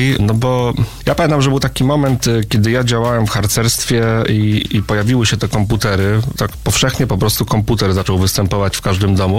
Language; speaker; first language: Polish; native; Polish